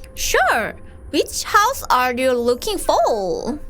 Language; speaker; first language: English; non-native, learner; Korean